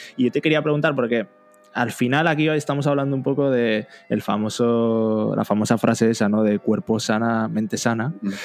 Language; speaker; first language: Spanish; native; Spanish